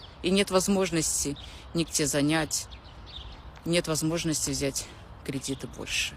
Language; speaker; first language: Russian; native; Russian